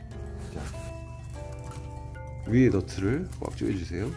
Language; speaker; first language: Korean; native; Korean